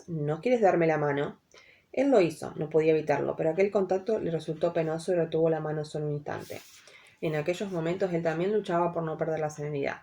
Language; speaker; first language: Spanish; native; Spanish